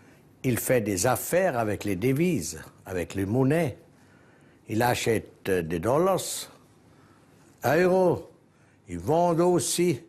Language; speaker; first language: French; non-native, local second language; German